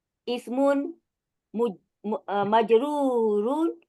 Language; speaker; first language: Arabic; non-native, learner; Malay